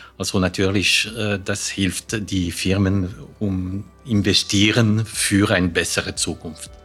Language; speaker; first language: German; non-native, fluent; French